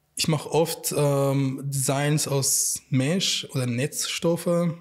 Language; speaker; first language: German; non-native, fluent; Arabic